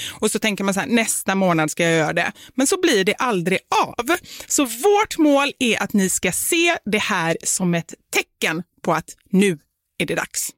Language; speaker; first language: Swedish; native; Swedish